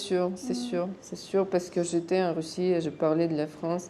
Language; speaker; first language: French; non-native, fluent; Russian